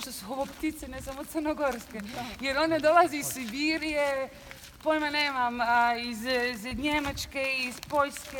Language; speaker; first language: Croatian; non-native, fluent; German